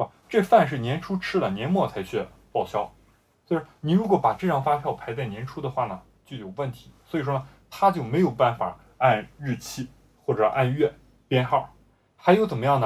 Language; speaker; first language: Chinese; native; Chinese